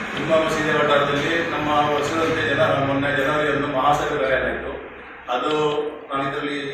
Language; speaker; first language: Kannada; non-native, local second language; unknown